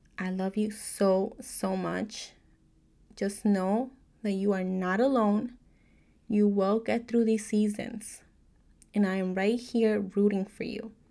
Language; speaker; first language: English; native; English